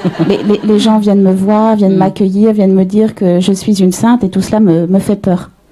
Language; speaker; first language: French; native; French